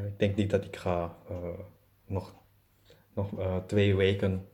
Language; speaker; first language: Dutch; non-native, learner; German